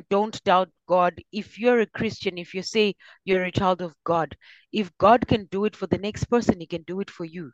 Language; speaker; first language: English; non-native, local second language; Shona